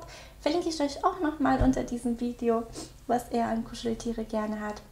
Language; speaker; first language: German; native; German